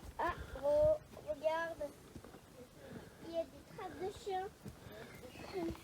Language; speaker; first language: French; native; French